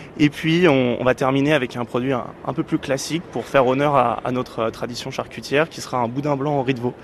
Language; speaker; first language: French; native; French